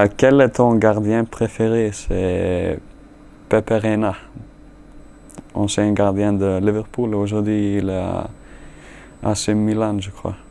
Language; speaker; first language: French; non-native, learner; Icelandic